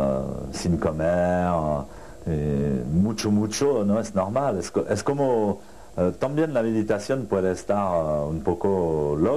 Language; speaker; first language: Spanish; non-native, learner; French